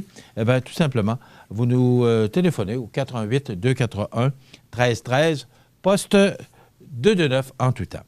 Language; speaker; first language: French; native; French